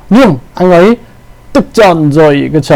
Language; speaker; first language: Vietnamese; non-native, learner; Korean